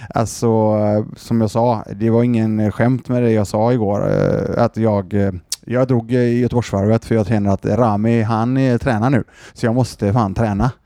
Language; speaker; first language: Swedish; native; Swedish